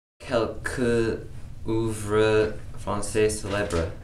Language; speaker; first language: French; non-native, learner; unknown